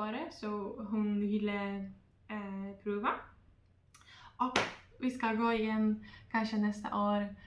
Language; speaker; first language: Swedish; non-native, learner; Polish